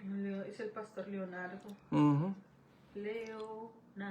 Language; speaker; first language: Spanish; native; Spanish